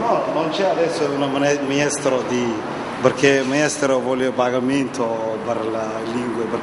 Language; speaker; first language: Italian; non-native, learner; Somali